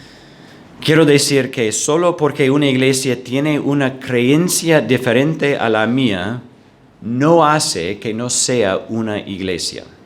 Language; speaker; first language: Spanish; non-native, fluent; English